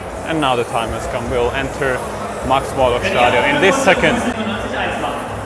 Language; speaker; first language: English; non-native, fluent; Hungarian